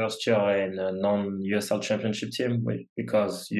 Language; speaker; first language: English; non-native, fluent; French